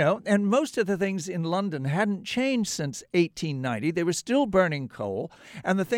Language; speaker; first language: English; native; English